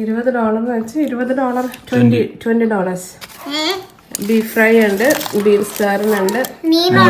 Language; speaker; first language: Malayalam; early bilingual, other home language; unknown